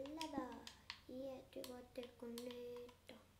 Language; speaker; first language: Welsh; non-native, local second language; English